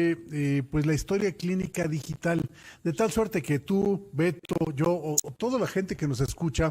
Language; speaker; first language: Spanish; native; Spanish